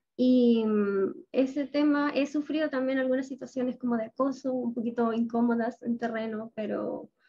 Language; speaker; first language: Spanish; native; Spanish